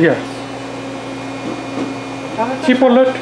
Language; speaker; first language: English; non-native, learner; Bangla